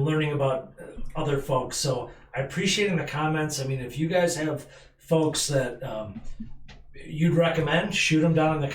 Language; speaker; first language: English; native; English